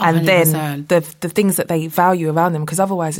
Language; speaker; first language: English; native; English